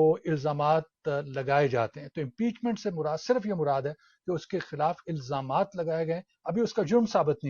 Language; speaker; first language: Urdu; native; Urdu